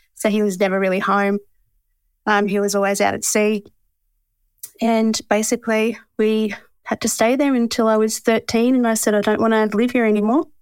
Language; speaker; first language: English; native; English